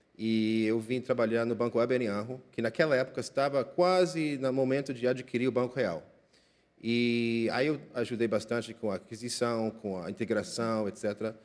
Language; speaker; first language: Portuguese; non-native, fluent; English